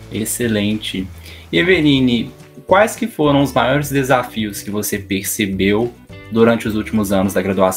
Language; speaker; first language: Portuguese; native; Portuguese